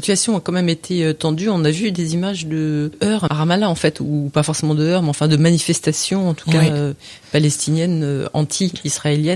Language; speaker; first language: French; native; French